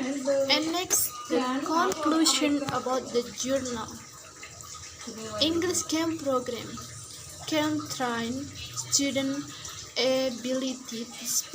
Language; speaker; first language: English; non-native, learner; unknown